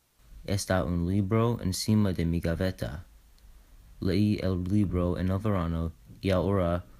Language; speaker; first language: Spanish; non-native, learner; English